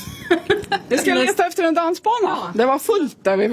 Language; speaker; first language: Swedish; native; Swedish